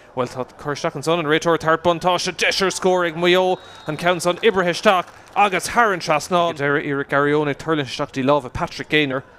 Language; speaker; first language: Irish; native; Irish